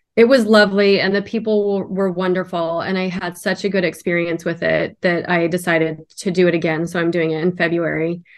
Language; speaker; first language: English; native; English